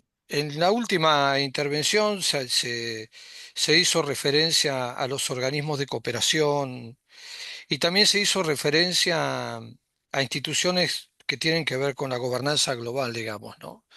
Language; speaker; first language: Spanish; native; Spanish